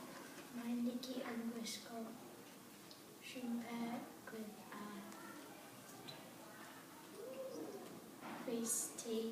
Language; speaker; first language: Welsh; non-native, learner; English